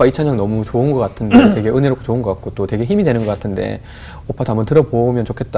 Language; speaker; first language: Korean; native; Korean